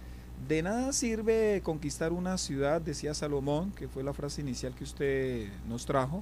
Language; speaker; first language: Spanish; native; Spanish